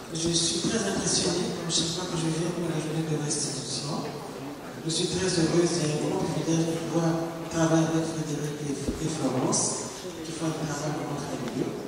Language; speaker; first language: French; non-native, local second language; Lingala